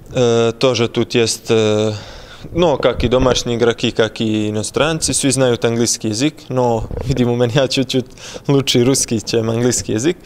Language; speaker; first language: Russian; non-native, learner; Serbian